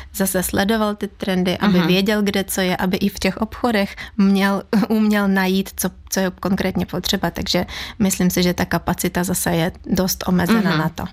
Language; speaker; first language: Czech; non-native, fluent; Ukrainian